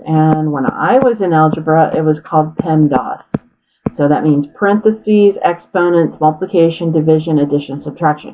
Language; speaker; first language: English; native; English